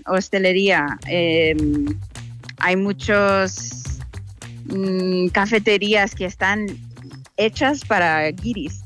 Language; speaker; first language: Spanish; non-native, fluent; English